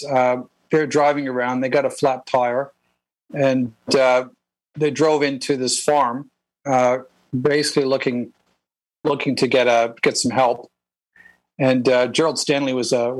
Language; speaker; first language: English; native; English